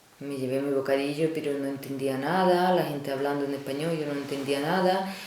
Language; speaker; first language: Spanish; non-native, fluent; Russian